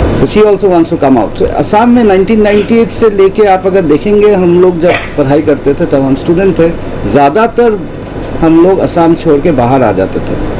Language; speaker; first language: Hindi; non-native, local second language; Assamese